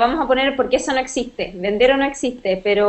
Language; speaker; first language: Spanish; native; Spanish